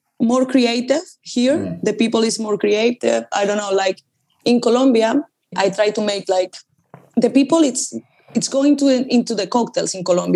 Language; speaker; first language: English; non-native, learner; Spanish